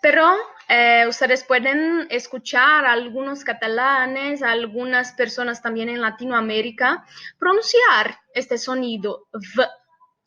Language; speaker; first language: Spanish; non-native, fluent; Portuguese